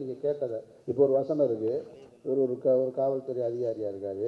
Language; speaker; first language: Tamil; native; Tamil